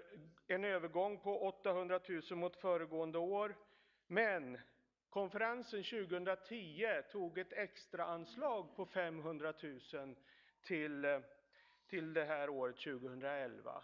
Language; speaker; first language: Swedish; native; Swedish